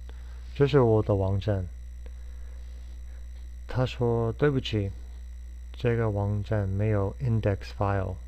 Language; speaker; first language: Chinese; non-native, fluent; English